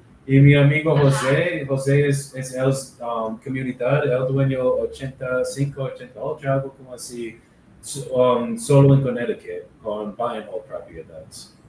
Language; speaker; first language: Spanish; non-native, learner; English